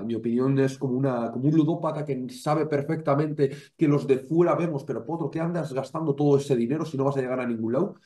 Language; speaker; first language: Spanish; native; Spanish